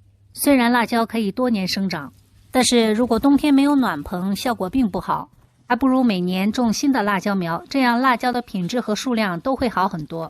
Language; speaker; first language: Chinese; native; Chinese